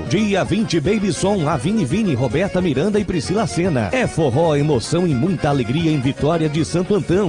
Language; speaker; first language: Portuguese; native; Portuguese